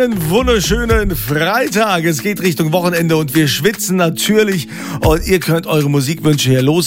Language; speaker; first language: German; native; German